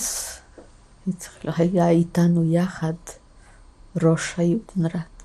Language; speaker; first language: Hebrew; non-native, fluent; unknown